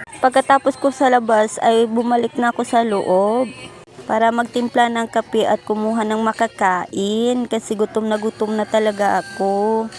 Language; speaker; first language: Filipino; non-native, local second language; Cebuano